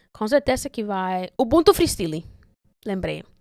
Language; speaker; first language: Portuguese; non-native, fluent; Spanish